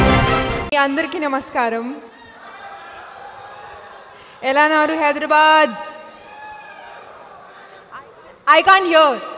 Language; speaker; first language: Telugu; non-native, local second language; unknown